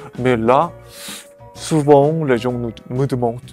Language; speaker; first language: French; non-native, learner; Korean